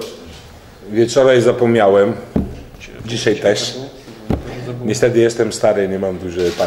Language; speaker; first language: Polish; non-native, learner; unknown